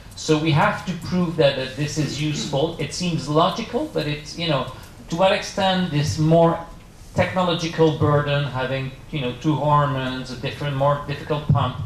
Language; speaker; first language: English; non-native, fluent; French